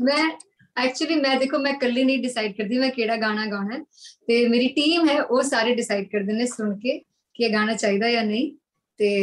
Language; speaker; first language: Hindi; non-native, local second language; Punjabi